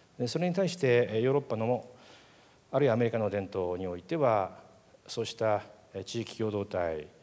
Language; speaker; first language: Japanese; native; Japanese